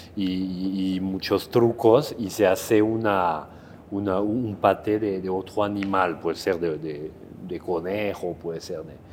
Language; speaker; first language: Spanish; non-native, fluent; French